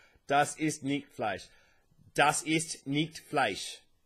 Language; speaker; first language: German; non-native, learner; English